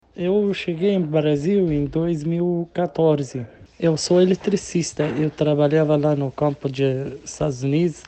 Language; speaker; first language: Portuguese; non-native, learner; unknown